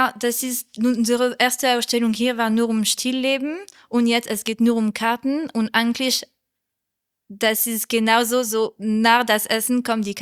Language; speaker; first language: German; non-native, learner; French